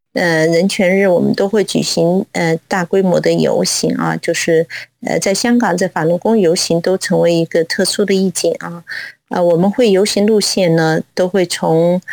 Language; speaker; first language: Chinese; non-native, local second language; Cantonese